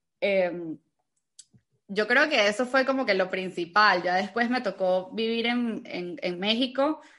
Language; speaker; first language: Spanish; native; Spanish